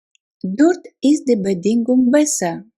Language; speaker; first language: German; non-native, fluent; Russian